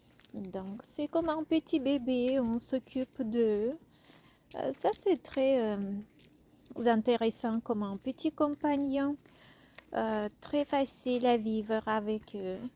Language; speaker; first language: French; non-native, fluent; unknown